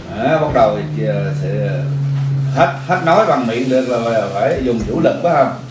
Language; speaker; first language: Vietnamese; early bilingual, heritage; Vietnamese